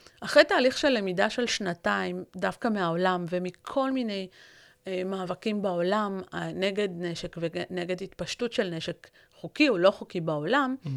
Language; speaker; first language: Hebrew; non-native, local second language; Arabic